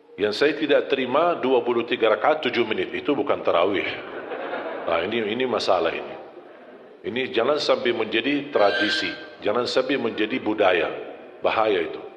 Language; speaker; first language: Malay; non-native, fluent; Arabic